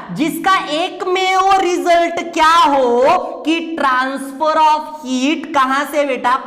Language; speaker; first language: Hindi; non-native, local second language; Marathi